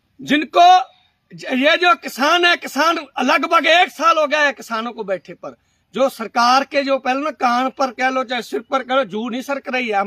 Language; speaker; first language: Hindi; non-native, local second language; Punjabi